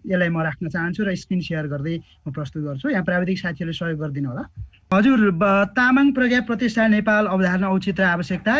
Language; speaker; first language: Nepali; non-native, local second language; Eastern Tamang